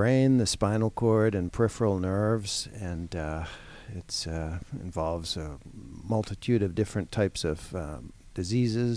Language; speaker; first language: English; native; English